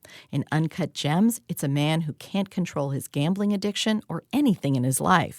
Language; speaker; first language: English; native; English